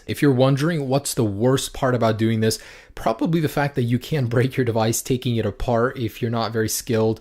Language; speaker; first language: English; native; English